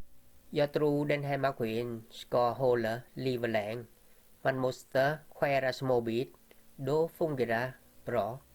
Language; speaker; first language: Swedish; non-native, learner; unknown